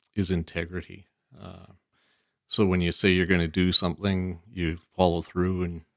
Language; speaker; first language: English; native; English